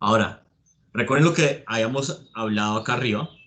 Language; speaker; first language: Spanish; native; Spanish